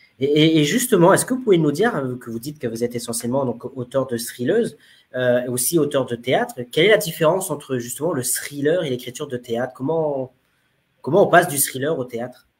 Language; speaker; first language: French; native; French